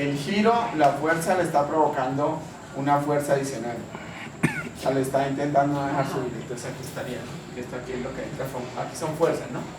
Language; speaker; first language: Spanish; native; Spanish